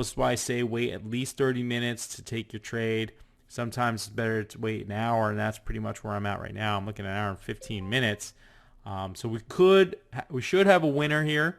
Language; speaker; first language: English; native; English